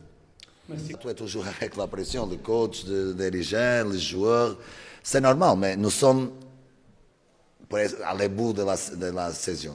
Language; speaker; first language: French; non-native, learner; Portuguese